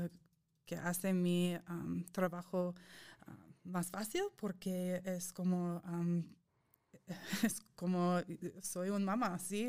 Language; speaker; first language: Spanish; non-native, fluent; English